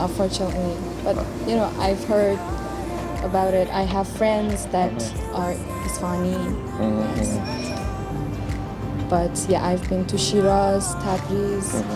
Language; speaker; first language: English; non-native, fluent; Persian